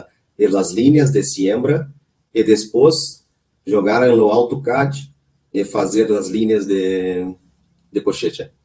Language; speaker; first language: Spanish; non-native, learner; Portuguese